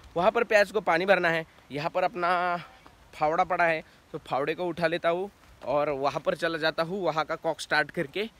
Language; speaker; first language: Hindi; non-native, local second language; Marathi